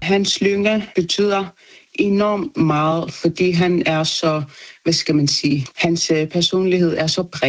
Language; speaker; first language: Danish; non-native, local second language; Kalaallisut